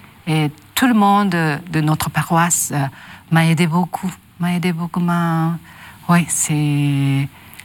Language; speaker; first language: French; non-native, learner; Japanese